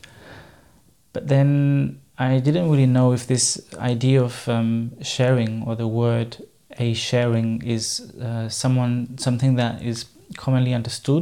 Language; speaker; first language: English; non-native, fluent; German